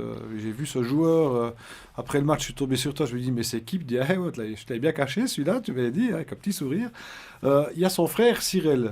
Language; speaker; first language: French; native; French